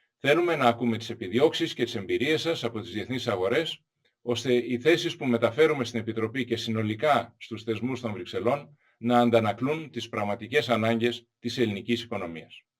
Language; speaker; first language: Greek; native; Greek